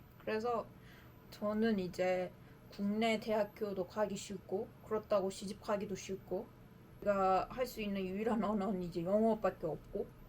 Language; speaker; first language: Korean; non-native, fluent; Uzbek